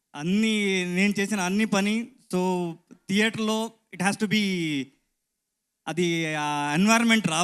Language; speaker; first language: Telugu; non-native, learner; Kannada